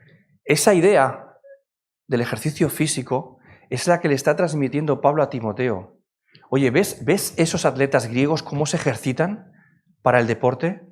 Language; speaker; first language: Spanish; native; Spanish